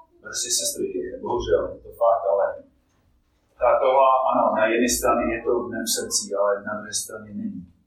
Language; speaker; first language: Czech; non-native, fluent; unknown